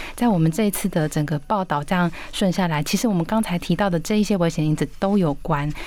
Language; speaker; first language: Chinese; native; Chinese